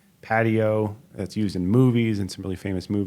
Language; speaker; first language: English; native; English